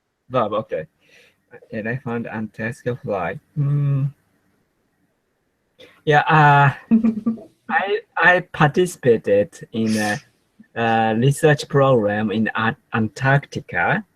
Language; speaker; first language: English; non-native, learner; Japanese